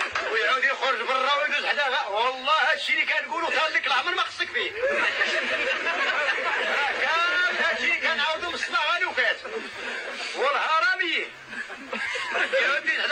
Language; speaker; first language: Arabic; native; Arabic